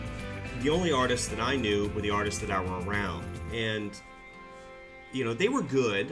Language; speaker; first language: English; native; English